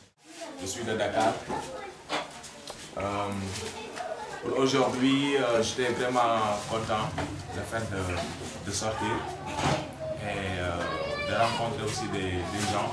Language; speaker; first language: French; non-native, local second language; Wolof